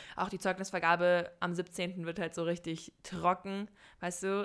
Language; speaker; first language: German; native; German